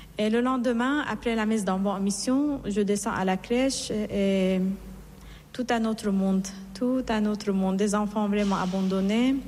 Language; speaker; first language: French; non-native, fluent; Persian